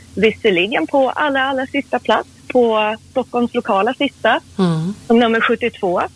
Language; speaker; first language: Swedish; early bilingual, other home language; Persian